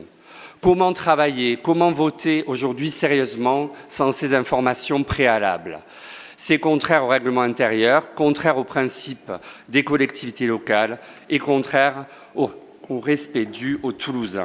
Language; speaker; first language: French; native; French